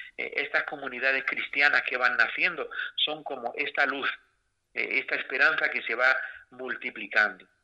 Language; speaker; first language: Spanish; native; Spanish